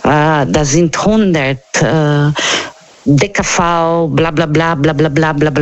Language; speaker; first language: German; non-native, learner; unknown